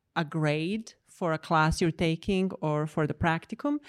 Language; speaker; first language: English; non-native, fluent; Croatian